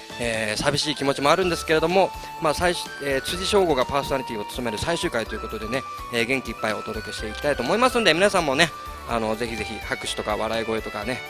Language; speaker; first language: Japanese; native; Japanese